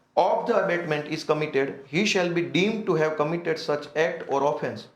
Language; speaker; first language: English; non-native, local second language; Gujarati